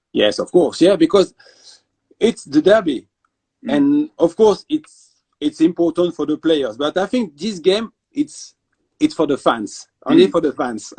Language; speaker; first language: English; non-native, fluent; French